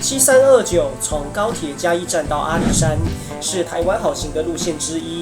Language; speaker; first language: Chinese; native; Chinese